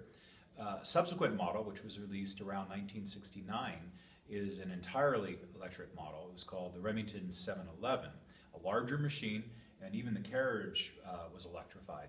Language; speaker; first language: English; native; English